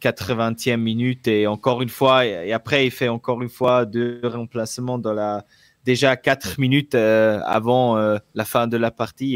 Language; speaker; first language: French; non-native, local second language; German